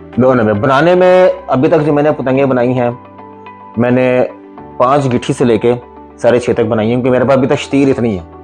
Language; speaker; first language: Urdu; native; Urdu